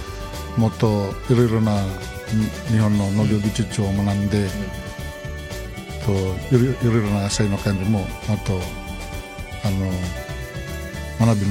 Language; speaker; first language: Japanese; non-native, learner; Fijian